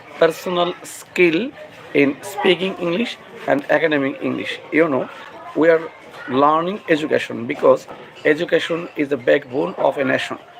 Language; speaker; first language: English; non-native, local second language; Bangla